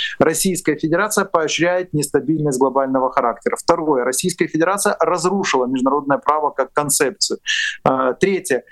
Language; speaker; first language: Russian; non-native, local second language; Ukrainian